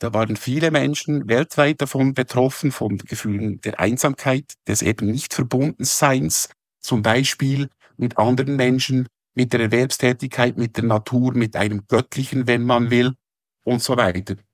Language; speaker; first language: German; native; German